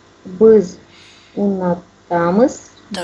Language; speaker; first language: Kazakh; non-native, learner; Russian